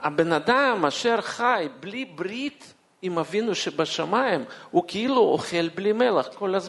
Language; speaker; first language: Hebrew; non-native, fluent; Russian